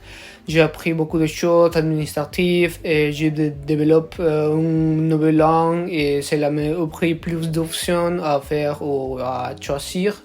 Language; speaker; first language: French; non-native, learner; Spanish